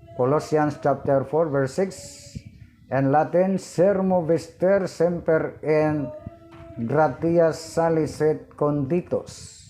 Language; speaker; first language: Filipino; non-native, local second language; Cebuano